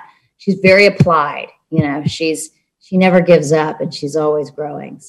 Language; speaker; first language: English; native; English